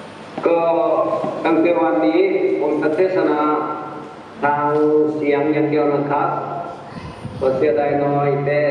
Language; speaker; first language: Thai; non-native, fluent; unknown